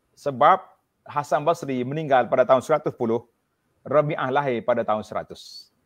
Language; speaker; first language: Malay; native; Malay